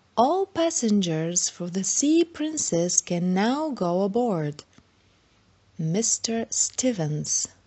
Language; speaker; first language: English; non-native, fluent; Bulgarian